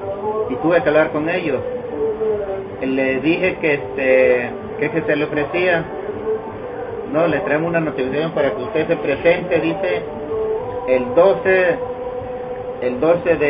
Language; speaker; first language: Spanish; native; Spanish